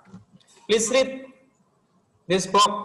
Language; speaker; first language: English; non-native, local second language; Indonesian